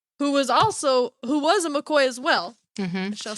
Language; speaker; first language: English; native; English